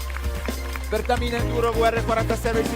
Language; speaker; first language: English; non-native, fluent; Italian